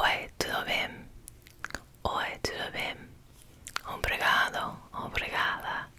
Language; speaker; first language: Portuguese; non-native, learner; English